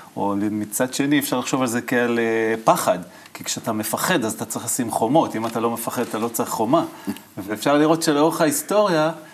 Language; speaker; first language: Hebrew; native; Hebrew